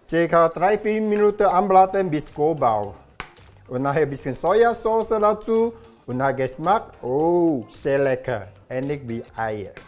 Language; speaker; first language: German; non-native, learner; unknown